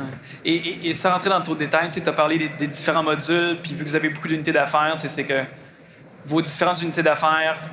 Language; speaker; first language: French; native; French